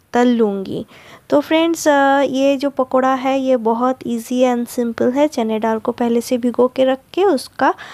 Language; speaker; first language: Hindi; non-native, local second language; Bangla